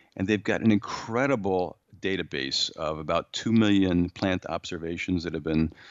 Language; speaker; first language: English; native; English